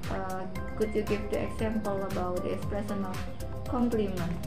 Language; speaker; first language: English; non-native, fluent; Indonesian